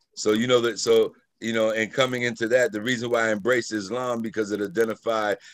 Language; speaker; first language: English; native; English